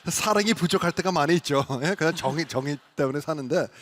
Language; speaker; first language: Korean; early bilingual, other home language; English